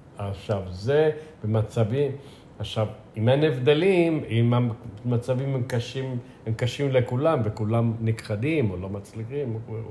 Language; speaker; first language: Hebrew; non-native, fluent; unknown